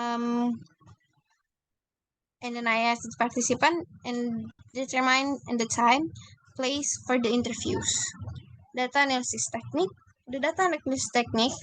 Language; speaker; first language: English; non-native, learner; Indonesian